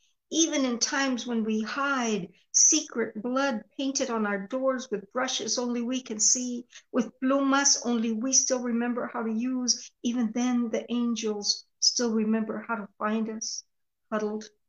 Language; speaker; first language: English; early bilingual, other home language; Spanish